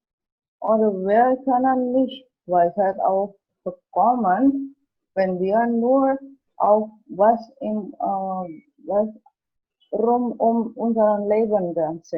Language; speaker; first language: German; non-native, learner; Indonesian